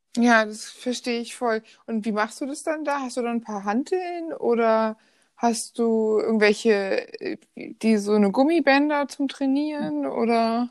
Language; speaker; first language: German; native; German